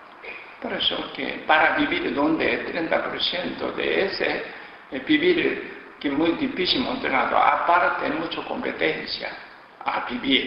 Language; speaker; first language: Spanish; non-native, learner; Korean